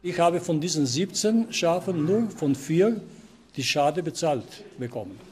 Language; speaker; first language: German; non-native, fluent; Slovenian